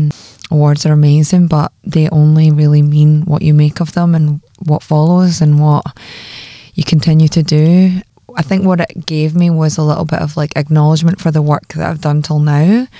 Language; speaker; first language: English; native; English